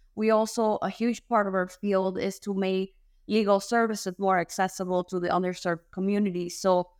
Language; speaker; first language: English; early bilingual, other home language; Spanish